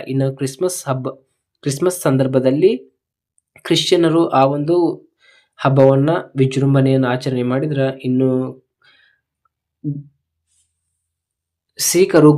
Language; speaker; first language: Kannada; native; Kannada